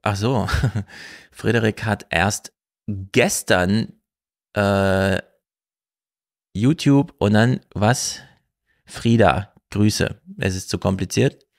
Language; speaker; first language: German; native; German